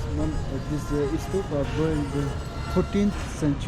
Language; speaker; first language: English; non-native, learner; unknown